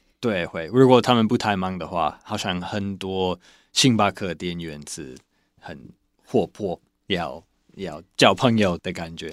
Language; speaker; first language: Chinese; non-native, fluent; English